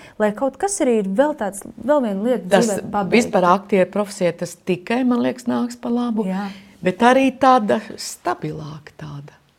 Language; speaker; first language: Latvian; native; Latvian